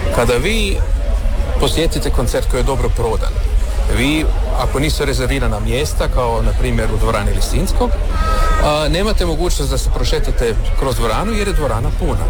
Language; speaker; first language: Croatian; early bilingual, heritage; Croatian